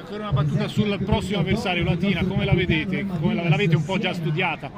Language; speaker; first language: Italian; native; Italian